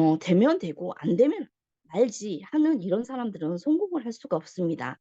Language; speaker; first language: Korean; native; Korean